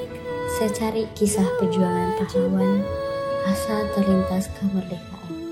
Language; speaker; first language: Indonesian; native; Indonesian